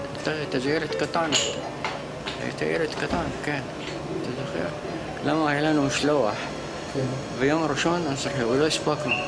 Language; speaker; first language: Hebrew; non-native, fluent; Arabic